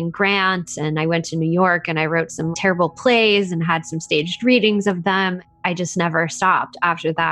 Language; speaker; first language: English; native; English